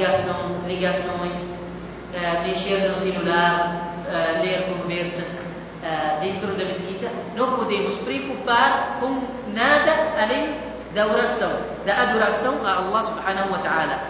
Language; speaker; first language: Portuguese; non-native, fluent; Arabic